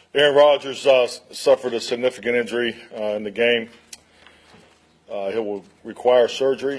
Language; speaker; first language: English; native; English